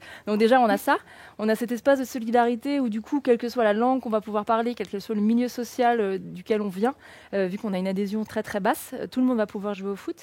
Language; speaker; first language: French; native; French